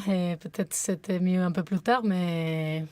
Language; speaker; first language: French; non-native, fluent; Spanish